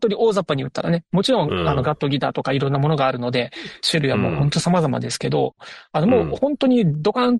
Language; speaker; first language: Japanese; native; Japanese